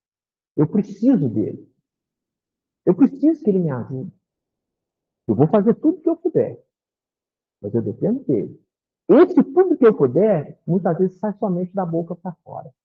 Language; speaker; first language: Portuguese; native; Portuguese